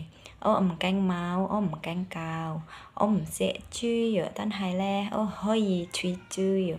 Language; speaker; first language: Cantonese; non-native, learner; Indonesian